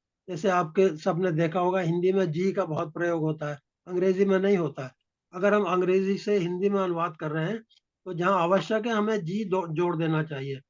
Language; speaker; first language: Hindi; native; Hindi